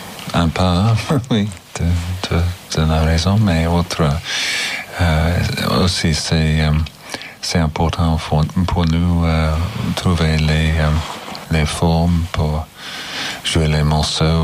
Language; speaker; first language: French; non-native, learner; English